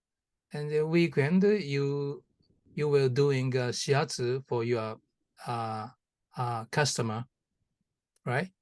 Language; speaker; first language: English; non-native, learner; Japanese